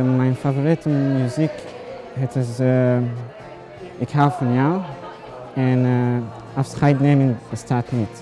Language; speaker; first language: Dutch; non-native, learner; Arabic